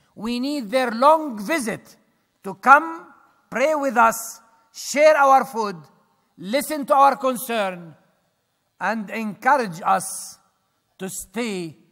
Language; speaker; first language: English; non-native, fluent; Arabic